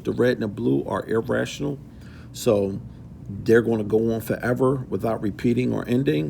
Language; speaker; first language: English; native; English